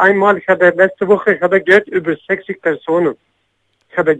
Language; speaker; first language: German; non-native, learner; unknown